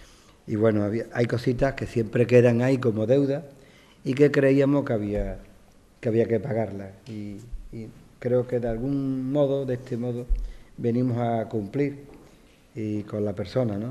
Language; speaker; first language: Spanish; native; Spanish